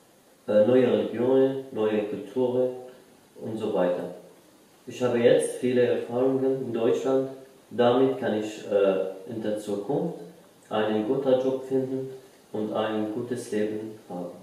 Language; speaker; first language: German; non-native, learner; Arabic